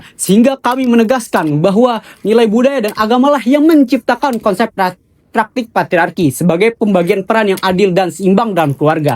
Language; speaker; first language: Indonesian; native; Indonesian